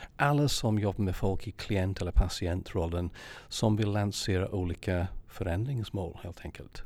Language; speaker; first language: Swedish; non-native, fluent; English